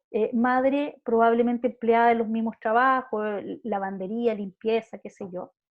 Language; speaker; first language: Spanish; native; Spanish